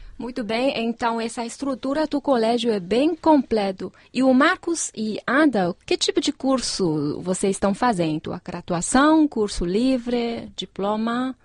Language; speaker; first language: Portuguese; non-native, fluent; Chinese